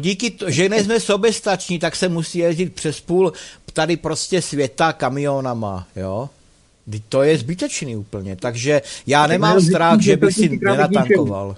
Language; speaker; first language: Czech; native; Czech